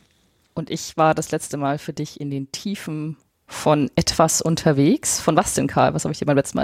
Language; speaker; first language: German; native; German